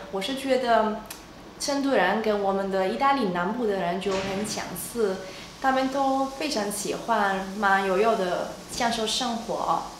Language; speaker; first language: Chinese; non-native, fluent; Italian